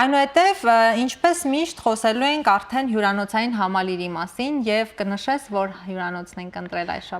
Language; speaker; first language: Armenian; native; Armenian